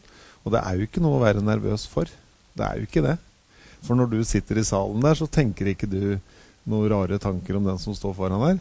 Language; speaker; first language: Norwegian; native; Norwegian